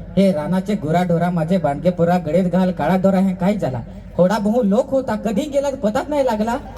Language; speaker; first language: Marathi; native; Marathi